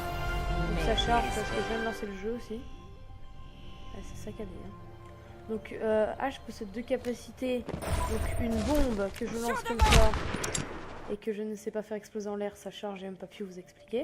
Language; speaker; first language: French; native; French